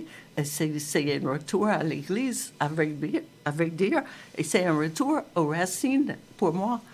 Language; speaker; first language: French; non-native, fluent; English